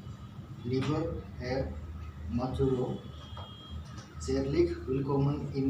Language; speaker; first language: German; non-native, learner; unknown